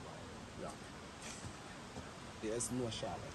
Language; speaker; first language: German; non-native, learner; Swahili